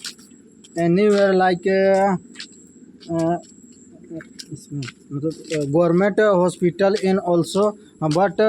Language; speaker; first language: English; non-native, learner; Hindi